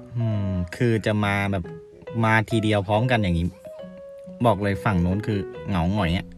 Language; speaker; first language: Thai; non-native, local second language; Northeastern Thai